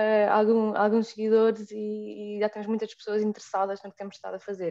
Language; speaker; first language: Portuguese; native; Portuguese